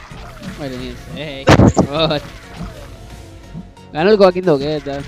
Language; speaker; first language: Spanish; native; Spanish